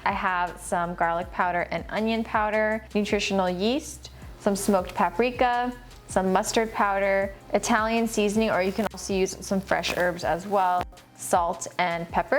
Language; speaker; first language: English; native; English